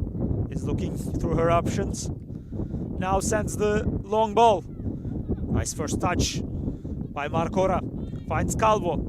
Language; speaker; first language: English; non-native, fluent; Turkish